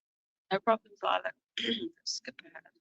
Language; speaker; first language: English; native; English